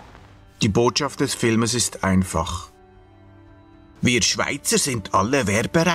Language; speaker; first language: German; native; German